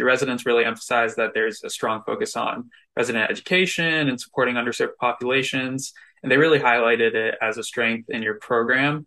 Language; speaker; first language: English; native; English